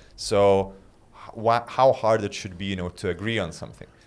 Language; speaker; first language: English; non-native, fluent; Lithuanian